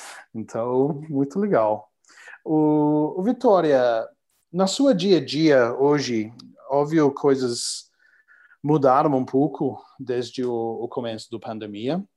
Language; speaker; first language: Portuguese; non-native, learner; English